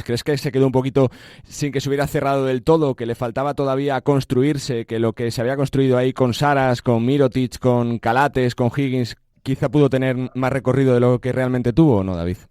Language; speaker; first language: Spanish; native; Spanish